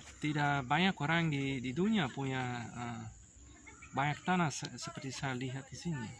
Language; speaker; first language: Indonesian; non-native, learner; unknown